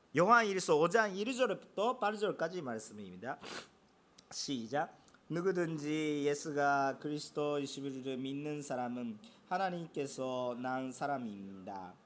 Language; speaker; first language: Korean; non-native, fluent; Japanese